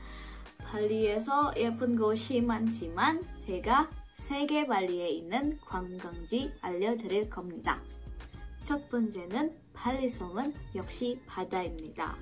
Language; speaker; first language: Korean; non-native, fluent; Indonesian